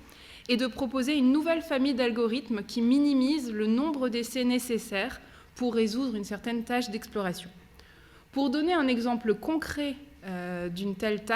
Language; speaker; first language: French; native; French